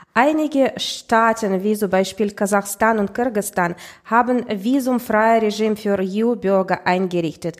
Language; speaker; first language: German; non-native, fluent; Russian